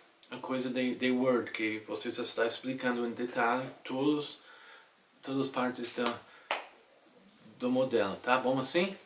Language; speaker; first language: Portuguese; non-native, fluent; English